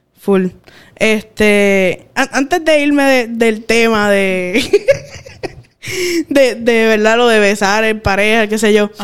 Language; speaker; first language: Spanish; native; Spanish